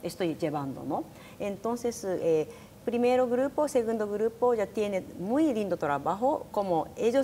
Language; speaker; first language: Spanish; non-native, learner; Japanese